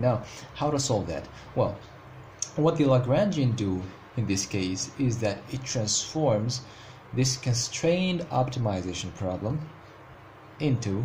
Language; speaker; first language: English; non-native, fluent; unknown